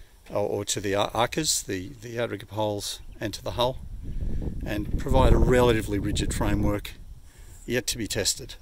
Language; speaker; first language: English; native; English